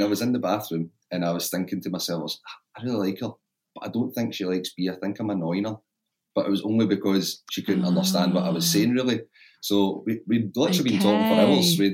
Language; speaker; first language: English; native; English